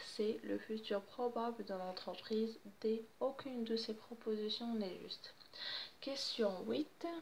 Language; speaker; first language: French; non-native, local second language; Arabic